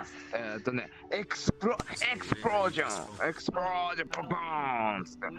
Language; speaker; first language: Japanese; native; Japanese